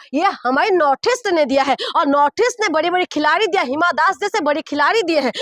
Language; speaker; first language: Hindi; non-native, local second language; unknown